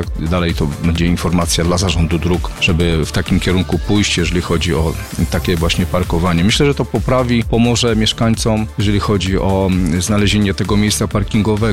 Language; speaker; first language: Polish; native; Polish